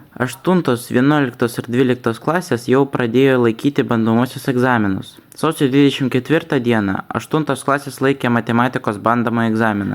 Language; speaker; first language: Lithuanian; non-native, local second language; Russian